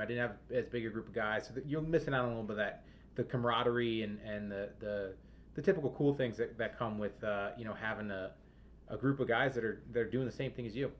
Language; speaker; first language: English; native; English